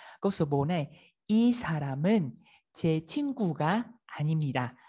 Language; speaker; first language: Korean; non-native, fluent; Vietnamese